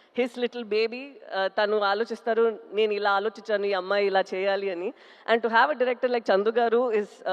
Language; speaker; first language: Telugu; non-native, local second language; Tamil